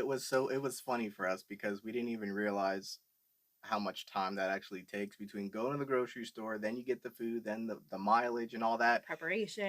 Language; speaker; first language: English; native; English